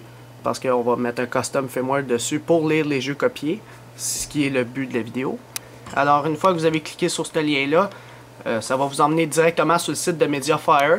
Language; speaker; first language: French; native; French